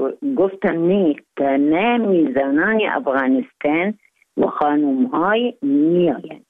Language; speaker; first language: Persian; non-native, learner; Arabic